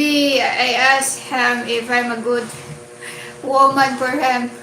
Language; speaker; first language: English; non-native, local second language; Filipino